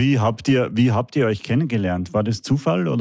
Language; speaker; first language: German; native; German